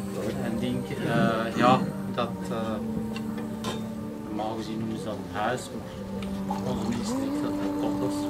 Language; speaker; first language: Dutch; native; Dutch